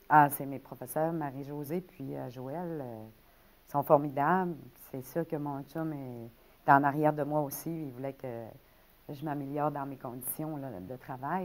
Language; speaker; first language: French; native; French